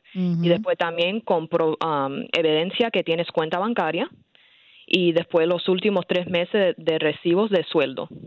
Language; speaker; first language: Spanish; early bilingual, heritage; Spanish